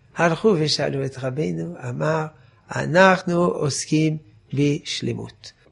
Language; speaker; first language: Hebrew; non-native, fluent; French